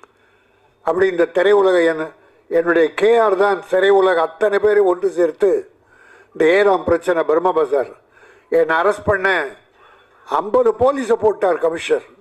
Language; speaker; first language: Tamil; native; Tamil